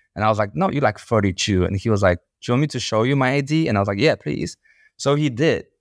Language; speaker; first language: English; non-native, fluent; Polish